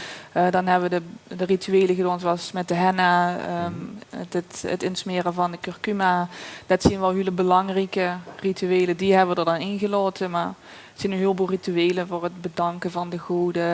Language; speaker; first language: Dutch; native; Dutch